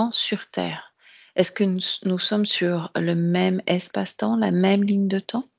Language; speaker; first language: French; native; French